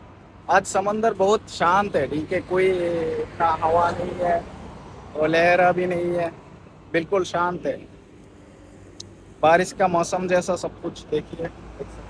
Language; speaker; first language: Hindi; non-native, learner; Bangla